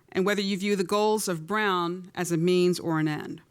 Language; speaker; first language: English; native; English